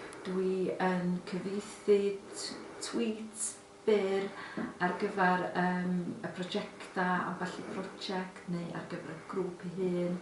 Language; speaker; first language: Welsh; non-native, fluent; English